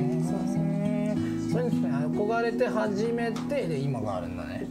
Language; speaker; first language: Japanese; native; Japanese